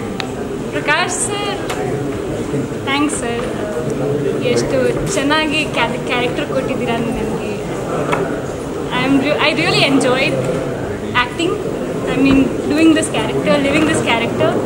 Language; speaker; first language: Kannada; non-native, learner; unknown